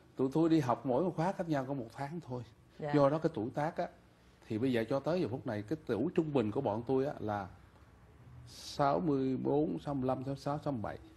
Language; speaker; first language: Vietnamese; native; Vietnamese